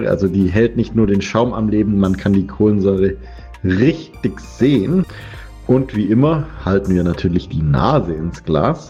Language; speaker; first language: German; native; German